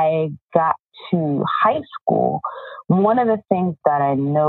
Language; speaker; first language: English; native; English